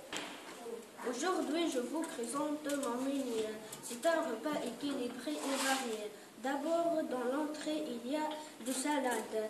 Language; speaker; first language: French; non-native, learner; Arabic